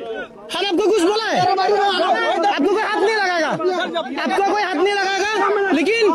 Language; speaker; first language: Hindi; non-native, learner; Bangla